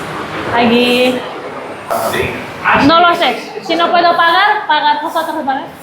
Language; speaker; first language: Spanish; non-native, learner; Indonesian